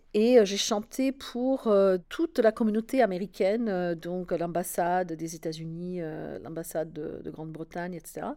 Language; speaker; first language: French; non-native, fluent; English